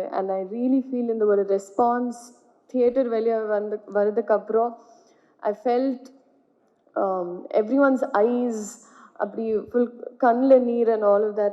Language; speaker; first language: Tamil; non-native, fluent; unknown